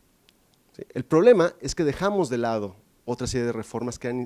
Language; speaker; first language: Spanish; native; Spanish